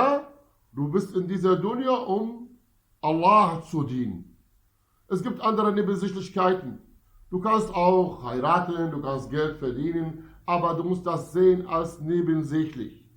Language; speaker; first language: German; non-native, fluent; Arabic